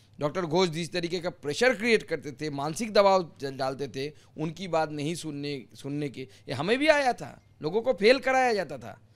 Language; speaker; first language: Hindi; non-native, local second language; Bangla